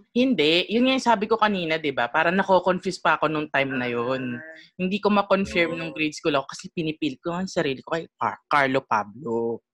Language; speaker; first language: Filipino; native; Filipino